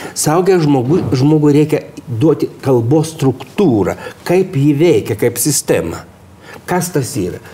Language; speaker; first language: Lithuanian; native; Lithuanian